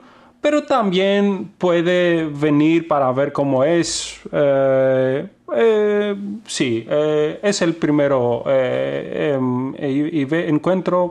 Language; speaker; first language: Spanish; non-native, fluent; Greek